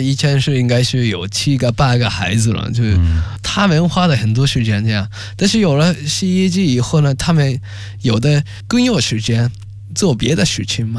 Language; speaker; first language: Chinese; non-native, fluent; Japanese